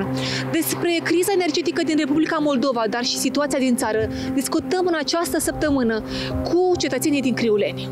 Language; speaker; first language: Romanian; native; Romanian